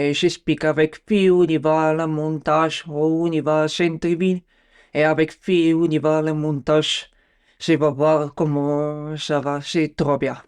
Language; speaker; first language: French; non-native, learner; Bulgarian